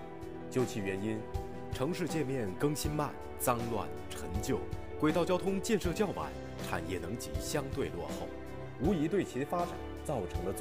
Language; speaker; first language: Chinese; native; Chinese